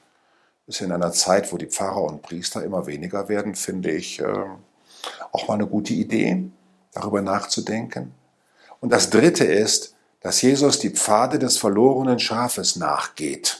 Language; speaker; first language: German; native; German